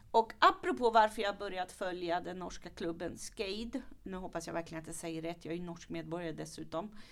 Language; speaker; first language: Swedish; native; Swedish